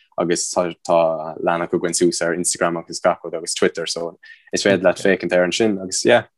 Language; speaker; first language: Irish; native; Irish